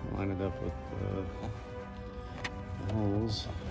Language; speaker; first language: English; native; English